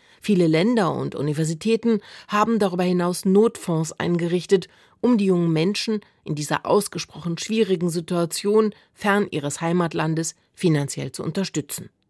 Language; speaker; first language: German; native; German